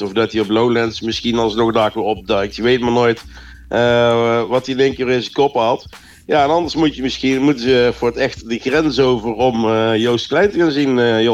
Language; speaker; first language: Dutch; native; Dutch